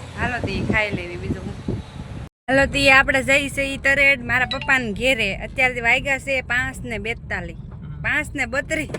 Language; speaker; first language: Gujarati; native; Gujarati